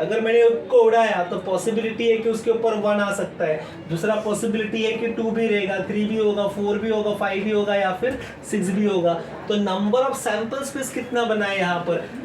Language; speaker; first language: Hindi; non-native, local second language; Marathi